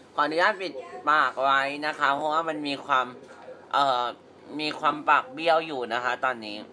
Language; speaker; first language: Thai; native; Thai